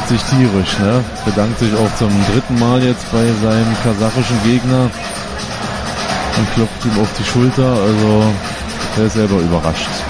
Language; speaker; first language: German; native; German